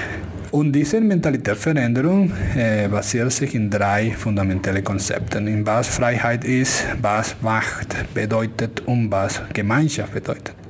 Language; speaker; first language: German; non-native, fluent; Spanish